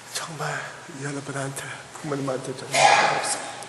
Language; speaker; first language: Korean; early bilingual, heritage; English